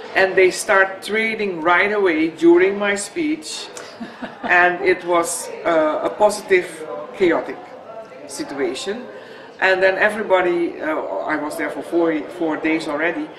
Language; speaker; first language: English; non-native, fluent; Dutch